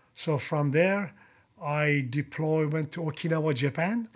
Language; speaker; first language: English; non-native, fluent; Persian